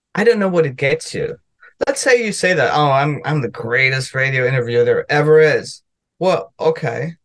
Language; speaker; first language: English; non-native, fluent; German